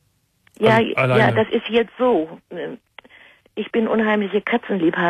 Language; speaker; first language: German; native; German